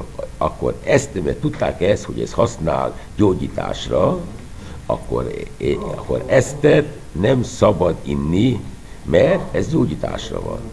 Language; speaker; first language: Hungarian; non-native, fluent; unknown